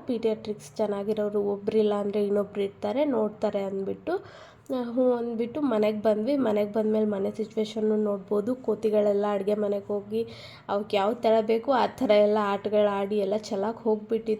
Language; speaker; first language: Kannada; native; Kannada